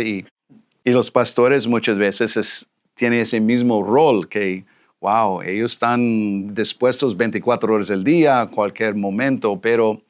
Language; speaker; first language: Spanish; non-native, fluent; English